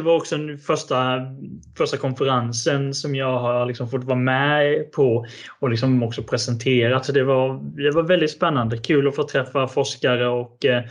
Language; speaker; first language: Swedish; native; Swedish